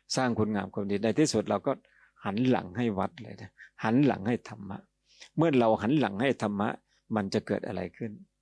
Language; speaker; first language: Thai; native; Thai